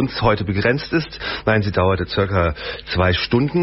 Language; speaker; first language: German; native; German